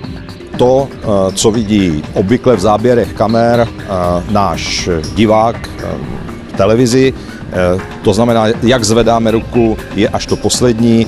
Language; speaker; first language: Czech; native; Czech